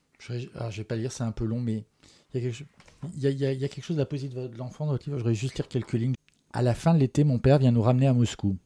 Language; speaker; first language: French; native; French